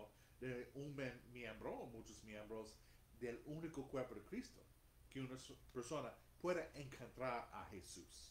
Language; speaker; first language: Spanish; non-native, fluent; English